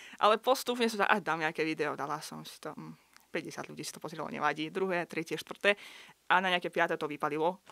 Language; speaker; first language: Slovak; non-native, fluent; Russian